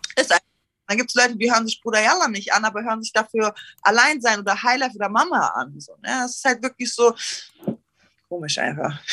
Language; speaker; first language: German; early bilingual, other home language; Turkish